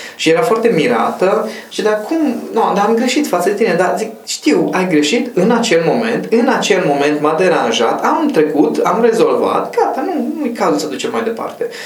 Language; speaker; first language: Romanian; non-native, local second language; Hungarian